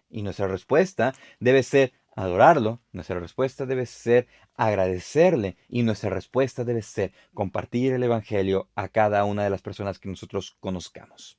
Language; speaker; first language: Spanish; native; Spanish